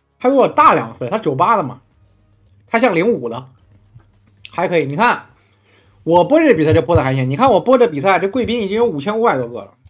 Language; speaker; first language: Chinese; native; Chinese